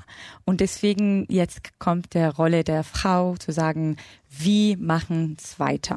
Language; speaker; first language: German; non-native, fluent; Arabic